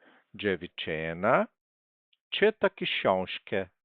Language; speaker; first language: Polish; non-native, fluent; Portuguese